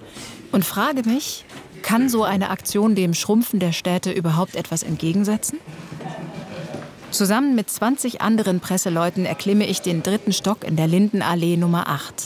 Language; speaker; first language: German; native; German